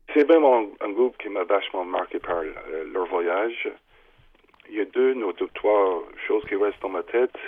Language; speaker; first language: French; non-native, fluent; English